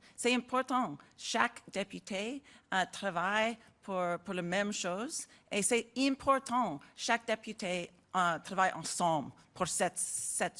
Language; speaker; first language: French; non-native, learner; English